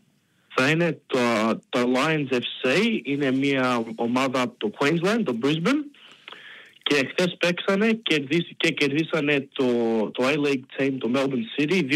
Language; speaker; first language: Greek; early bilingual, heritage; Greek